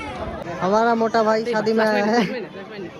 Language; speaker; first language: Hindi; non-native, local second language; Assamese